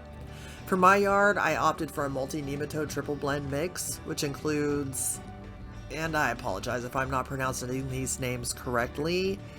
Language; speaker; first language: English; native; English